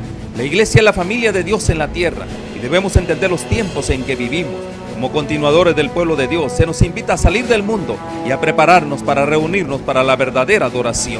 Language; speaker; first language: Spanish; native; Spanish